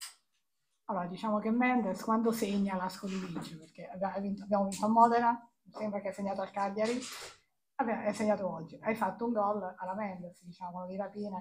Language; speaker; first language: Italian; native; Italian